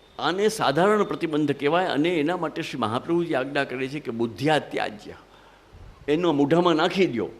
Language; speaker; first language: Gujarati; non-native, local second language; Hindi